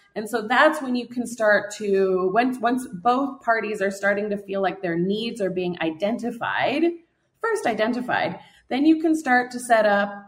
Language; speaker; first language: English; native; English